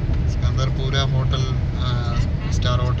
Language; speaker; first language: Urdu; non-native, learner; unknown